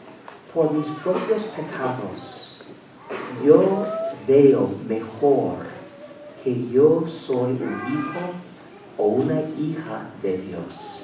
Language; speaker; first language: Spanish; non-native, fluent; English